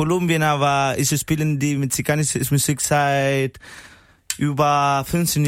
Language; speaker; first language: German; non-native, learner; Spanish